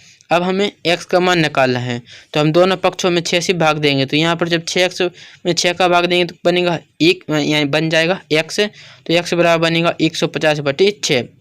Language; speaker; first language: Hindi; native; Hindi